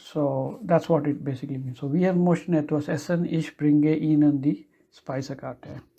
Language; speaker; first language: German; non-native, learner; Tamil